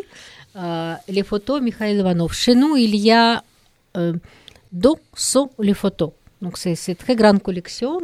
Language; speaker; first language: French; non-native, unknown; Russian